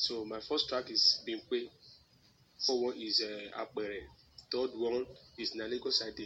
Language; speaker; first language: English; non-native, local second language; Yoruba